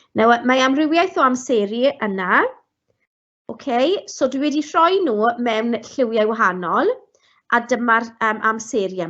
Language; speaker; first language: Welsh; non-native, local second language; English